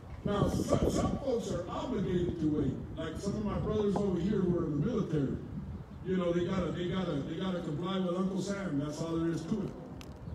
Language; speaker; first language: English; early bilingual, other home language; Spanish